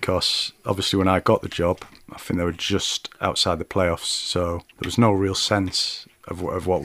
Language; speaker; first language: English; native; English